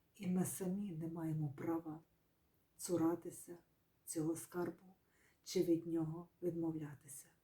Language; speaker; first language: Ukrainian; native; Ukrainian